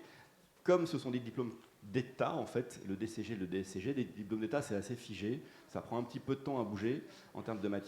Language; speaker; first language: French; native; French